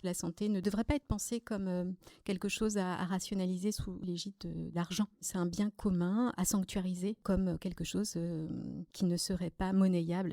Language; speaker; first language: French; native; French